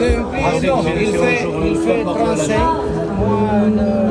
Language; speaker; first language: French; non-native, learner; Romanian